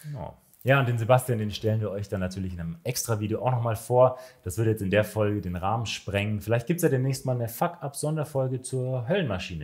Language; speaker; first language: German; native; German